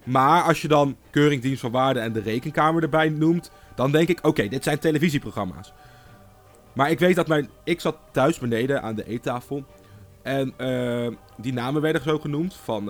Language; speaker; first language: Dutch; native; Dutch